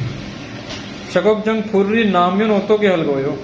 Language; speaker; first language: Korean; non-native, fluent; Punjabi